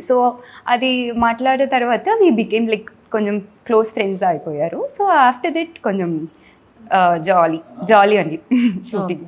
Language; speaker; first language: Telugu; non-native, learner; Tamil